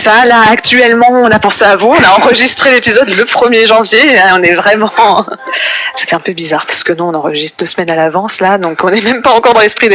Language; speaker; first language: French; native; French